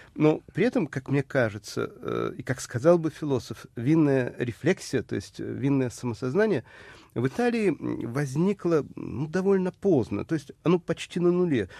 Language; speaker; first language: Russian; native; Russian